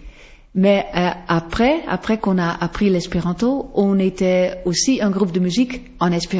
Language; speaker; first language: French; non-native, fluent; Western Frisian